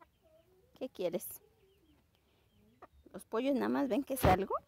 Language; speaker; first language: Spanish; native; Spanish